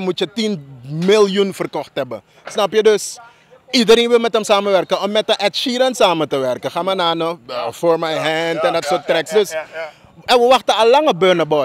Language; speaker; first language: Dutch; native; Dutch